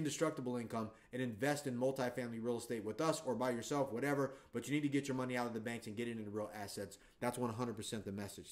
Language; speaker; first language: English; native; English